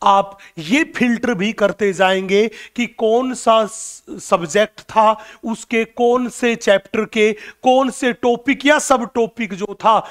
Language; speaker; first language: Hindi; native; Hindi